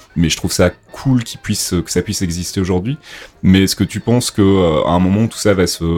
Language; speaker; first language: French; native; French